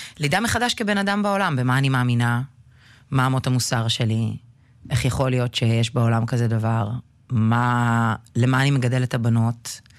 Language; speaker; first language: Hebrew; early bilingual, other home language; Russian